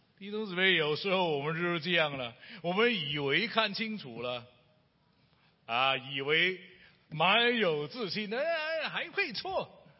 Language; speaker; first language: Chinese; non-native, local second language; Cantonese